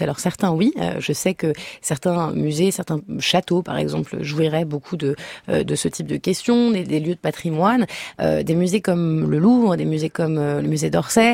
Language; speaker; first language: French; native; French